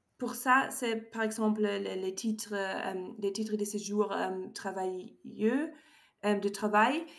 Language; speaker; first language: French; non-native, learner; German